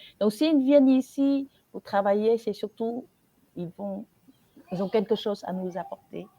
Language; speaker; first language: French; non-native, fluent; Vietnamese